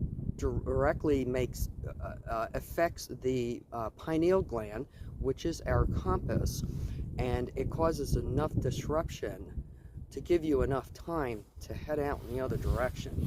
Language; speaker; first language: English; native; English